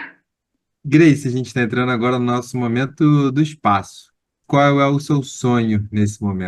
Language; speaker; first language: Portuguese; native; Portuguese